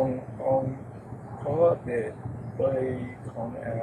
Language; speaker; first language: Vietnamese; non-native, learner; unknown